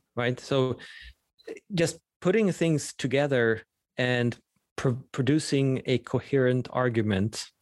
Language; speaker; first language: English; non-native, fluent; Swedish